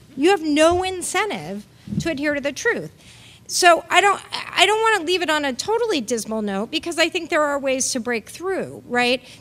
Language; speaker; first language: English; native; English